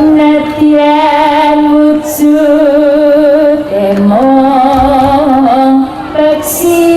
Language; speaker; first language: Javanese; non-native, local second language; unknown